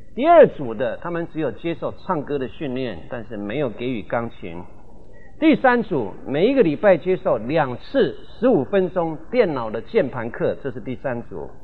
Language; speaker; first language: Chinese; non-native, local second language; Min Nan Chinese